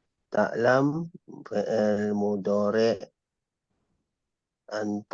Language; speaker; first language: Arabic; non-native, learner; Malay